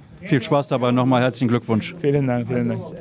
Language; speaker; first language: German; native; German